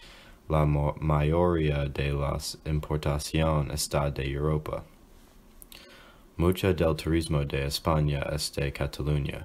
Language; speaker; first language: Spanish; non-native, learner; English